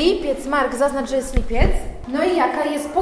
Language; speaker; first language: Polish; native; Polish